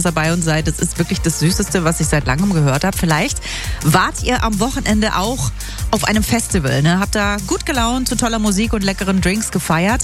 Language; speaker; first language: German; native; German